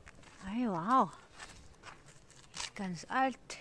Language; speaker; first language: German; non-native, learner; Filipino